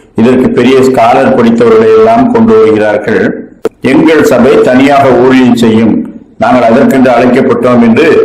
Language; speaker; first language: Tamil; native; Tamil